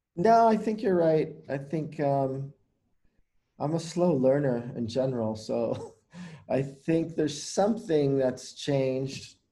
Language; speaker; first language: English; native; English